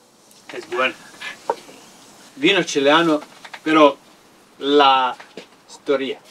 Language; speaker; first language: Spanish; non-native, learner; Serbian